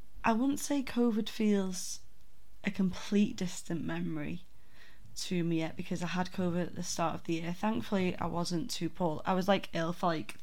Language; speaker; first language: English; native; English